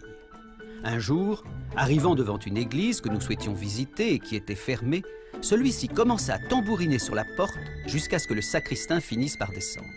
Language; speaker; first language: French; native; French